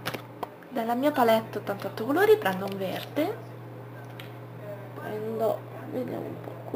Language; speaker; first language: Italian; native; Italian